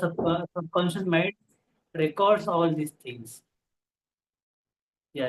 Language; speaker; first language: English; non-native, local second language; Marathi